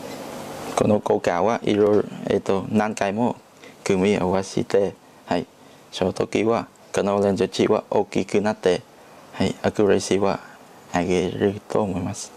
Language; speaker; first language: Japanese; non-native, learner; Chinese